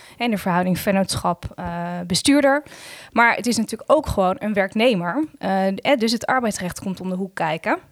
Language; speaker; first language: Dutch; native; Dutch